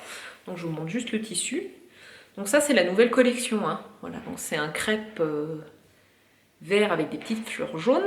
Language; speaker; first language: French; native; French